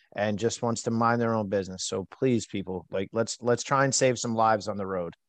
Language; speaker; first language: English; native; English